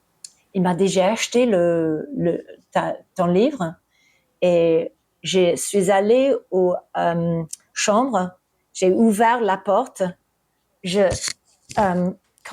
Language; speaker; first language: French; early bilingual, heritage; English